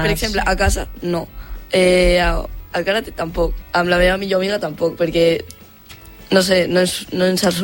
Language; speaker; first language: Catalan; non-native, local second language; Spanish